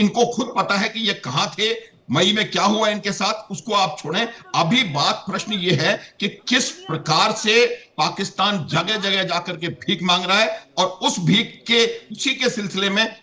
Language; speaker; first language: Hindi; native; Hindi